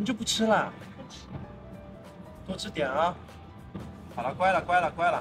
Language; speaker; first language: Chinese; native; Chinese